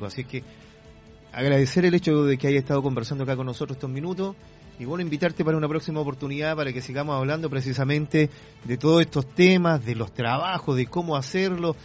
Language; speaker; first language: Spanish; native; Spanish